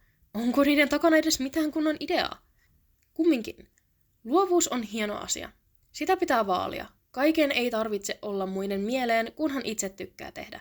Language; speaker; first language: Finnish; native; Finnish